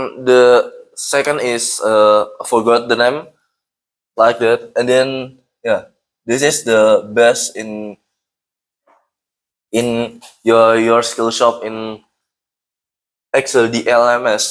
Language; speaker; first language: English; non-native, learner; Indonesian